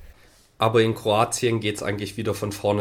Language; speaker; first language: German; native; German